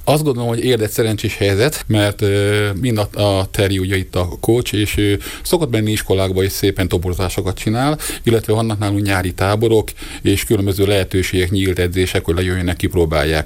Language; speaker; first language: Hungarian; native; Hungarian